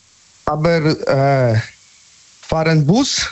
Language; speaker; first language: German; non-native, learner; Polish